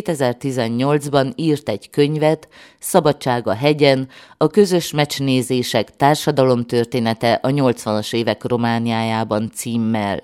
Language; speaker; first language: Hungarian; native; Hungarian